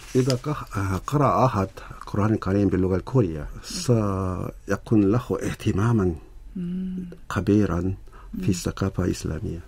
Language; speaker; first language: Arabic; non-native, learner; Korean